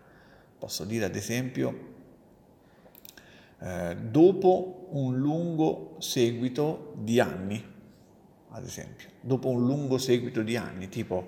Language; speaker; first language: Italian; native; Italian